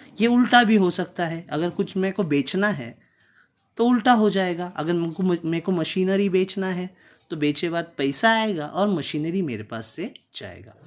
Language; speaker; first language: Hindi; non-native, local second language; Tulu